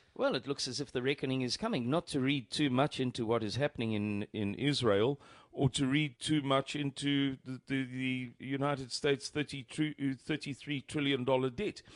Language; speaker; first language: English; native; English